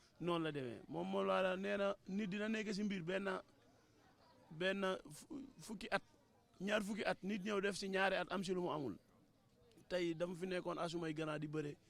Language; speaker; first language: Wolof; native; Wolof